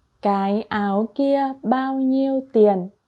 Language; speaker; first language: Vietnamese; non-native, fluent; Korean